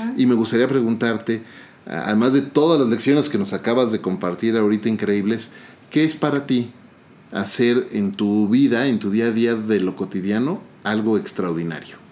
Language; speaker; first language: Spanish; native; Spanish